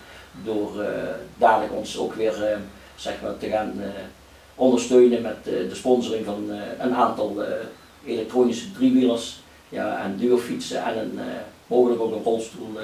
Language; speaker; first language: Dutch; native; Dutch